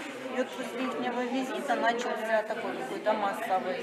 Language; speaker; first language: Russian; native; Russian